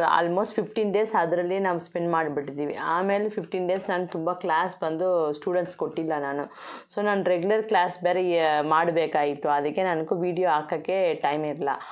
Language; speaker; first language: Kannada; non-native, local second language; Tamil